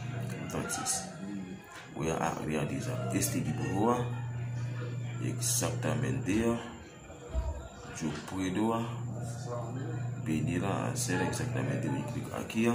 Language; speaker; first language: Spanish; non-native, learner; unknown